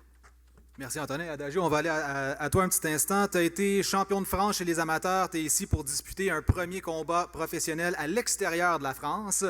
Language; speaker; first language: French; native; French